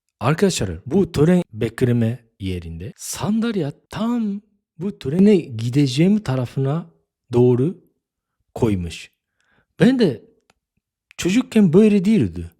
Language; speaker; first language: Turkish; non-native, fluent; Japanese